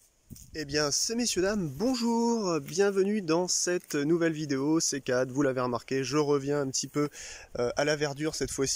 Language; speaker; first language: French; native; French